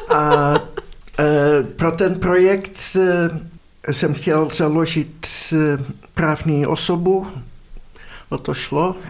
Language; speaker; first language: Czech; non-native, fluent; Dutch